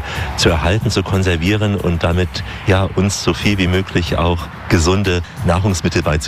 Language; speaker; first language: German; native; German